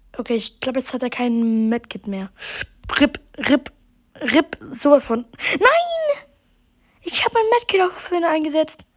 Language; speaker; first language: German; native; German